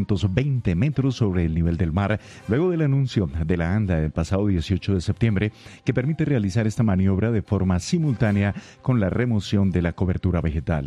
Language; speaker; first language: Spanish; native; Spanish